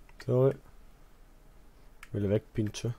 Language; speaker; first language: German; native; German